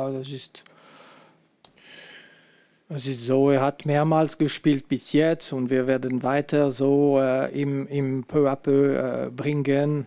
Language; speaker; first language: German; non-native, fluent; French